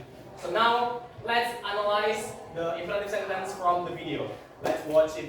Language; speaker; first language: English; non-native, learner; Indonesian